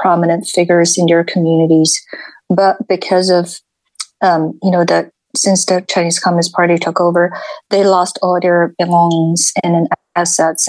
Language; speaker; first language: English; non-native, fluent; Chinese